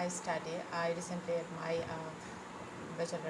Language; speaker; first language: English; non-native, fluent; Bangla